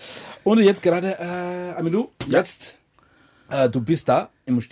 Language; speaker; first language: German; non-native, fluent; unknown